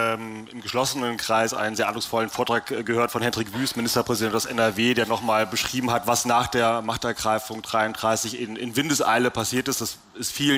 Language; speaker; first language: German; native; German